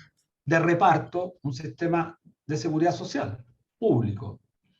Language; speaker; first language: Spanish; native; Spanish